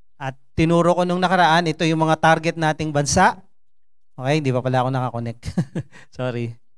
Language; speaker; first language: Filipino; non-native, local second language; Cebuano